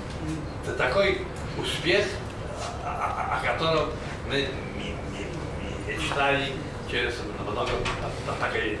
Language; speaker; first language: Russian; non-native, fluent; Polish